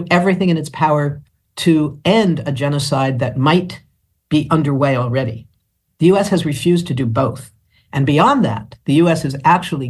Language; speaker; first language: English; native; English